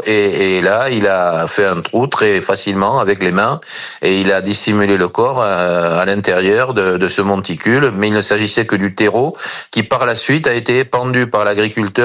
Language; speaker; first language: French; native; French